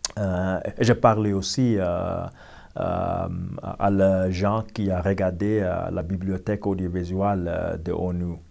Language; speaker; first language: French; non-native, learner; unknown